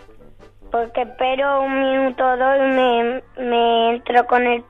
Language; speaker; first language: Spanish; native; Spanish